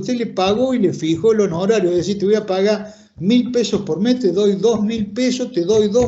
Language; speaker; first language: Spanish; native; Spanish